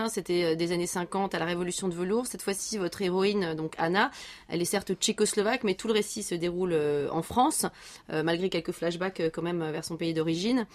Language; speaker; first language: French; native; French